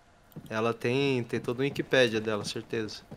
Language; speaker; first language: Portuguese; native; Portuguese